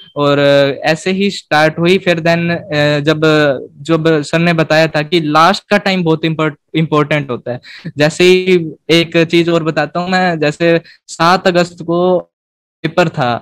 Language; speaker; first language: Hindi; native; Hindi